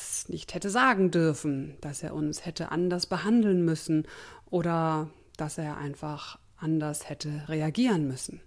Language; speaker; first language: German; native; German